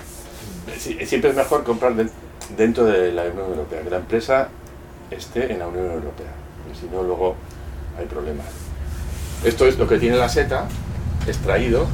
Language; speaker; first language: Spanish; native; Spanish